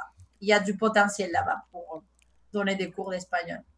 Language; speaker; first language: French; non-native, fluent; Spanish